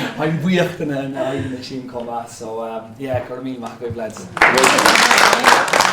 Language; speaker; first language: Irish; non-native, local second language; English